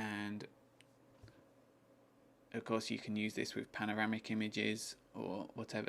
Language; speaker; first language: English; native; English